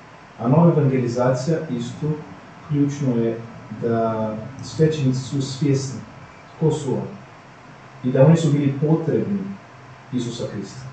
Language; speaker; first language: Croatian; non-native, fluent; Portuguese